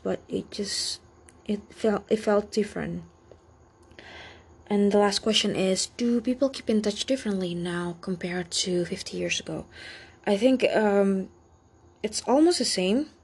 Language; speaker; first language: English; non-native, fluent; Indonesian